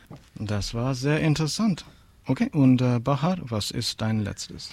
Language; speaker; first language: German; non-native, fluent; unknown